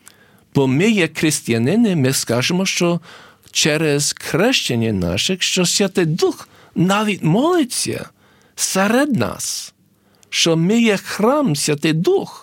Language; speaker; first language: Ukrainian; early bilingual, heritage; English